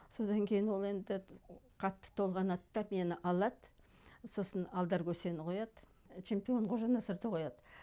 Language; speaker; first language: Kazakh; native; Kazakh